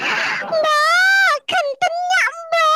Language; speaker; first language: Vietnamese; non-native, learner; Indonesian